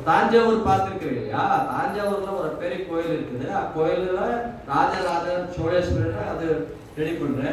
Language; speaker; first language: Tamil; non-native, learner; Kannada